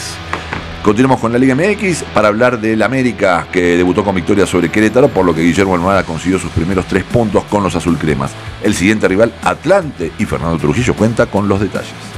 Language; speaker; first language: Spanish; native; Spanish